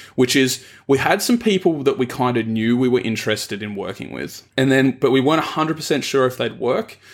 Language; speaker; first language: English; native; English